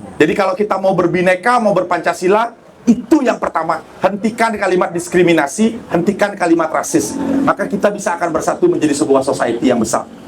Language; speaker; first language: Indonesian; native; Indonesian